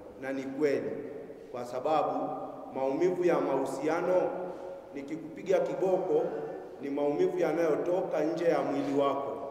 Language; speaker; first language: Swahili; non-native, local second language; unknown